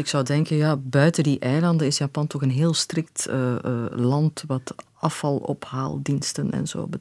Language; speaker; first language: Dutch; native; Dutch